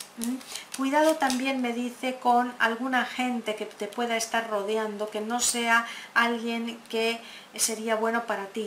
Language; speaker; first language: Spanish; native; Spanish